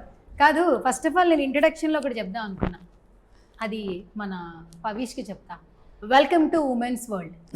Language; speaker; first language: Telugu; native; Telugu